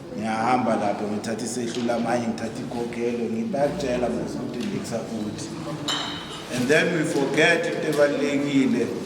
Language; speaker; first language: Zulu; non-native, local second language; South Ndebele